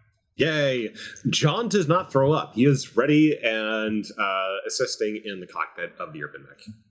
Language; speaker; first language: English; native; English